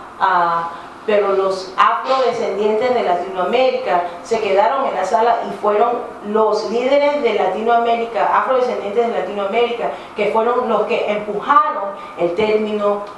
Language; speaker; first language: Spanish; native; Spanish